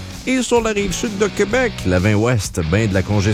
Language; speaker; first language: French; native; French